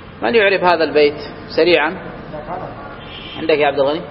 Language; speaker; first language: Arabic; native; Arabic